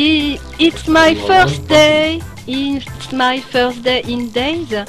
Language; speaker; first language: English; non-native, learner; French